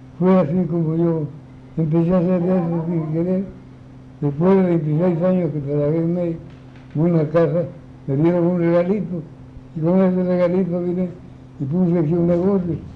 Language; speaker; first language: Spanish; native; Spanish